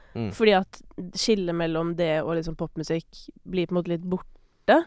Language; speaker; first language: Norwegian; native; Norwegian